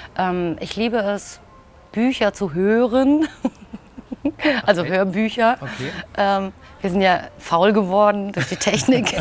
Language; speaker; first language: German; native; German